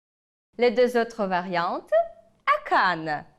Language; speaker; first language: French; non-native, fluent; Ukrainian